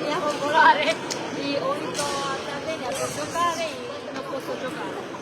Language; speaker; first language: Italian; non-native, learner; Romanian